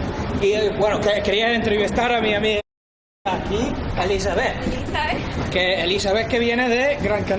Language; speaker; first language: Spanish; non-native, fluent; English